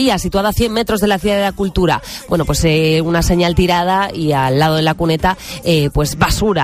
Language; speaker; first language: Spanish; native; Spanish